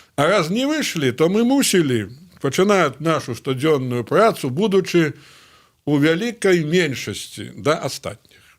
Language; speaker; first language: Belarusian; native; Belarusian